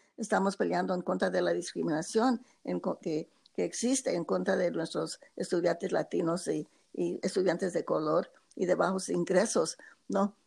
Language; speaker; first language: Spanish; early bilingual, heritage; Spanish